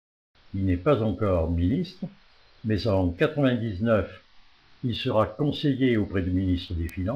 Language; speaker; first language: French; native; French